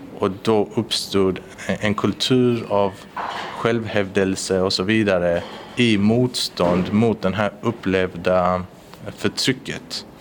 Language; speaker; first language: Swedish; early bilingual, other home language; Persian